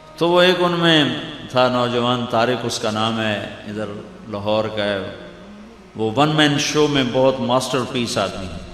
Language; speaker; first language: Urdu; non-native, local second language; Punjabi